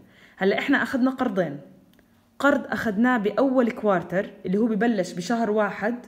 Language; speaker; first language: Arabic; native; Arabic